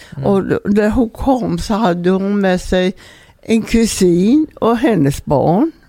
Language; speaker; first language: Swedish; non-native, fluent; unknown